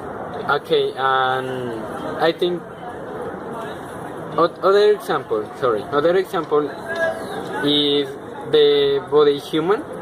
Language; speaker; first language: English; non-native, learner; Spanish